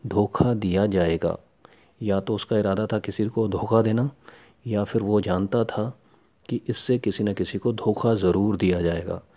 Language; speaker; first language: Hindi; non-native, local second language; Punjabi